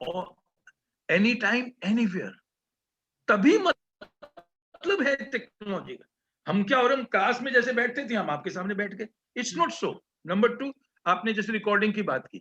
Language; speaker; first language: Hindi; native; Hindi